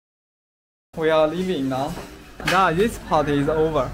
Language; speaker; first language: English; non-native, local second language; Chinese